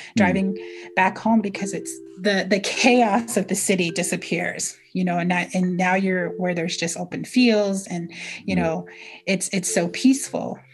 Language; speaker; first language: English; early bilingual, other home language; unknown